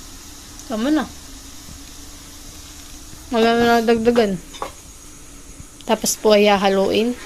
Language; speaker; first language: Filipino; native; Filipino